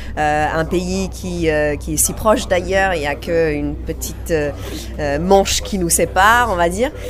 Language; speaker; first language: French; non-native, fluent; English